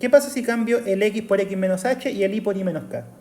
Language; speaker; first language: Spanish; native; Spanish